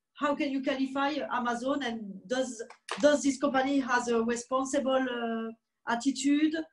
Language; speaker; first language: English; non-native, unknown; French